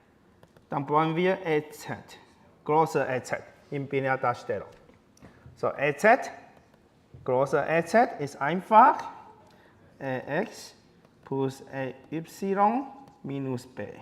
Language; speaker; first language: German; non-native, learner; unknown